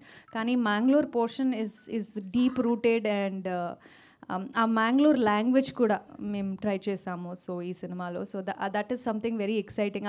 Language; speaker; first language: Telugu; non-native, local second language; Kannada